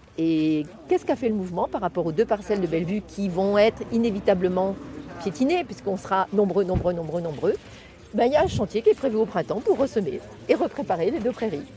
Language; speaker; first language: French; native; French